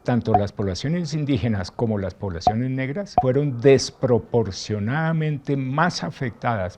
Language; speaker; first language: Spanish; native; Spanish